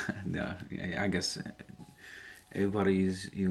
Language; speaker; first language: English; early bilingual, other home language; Arabic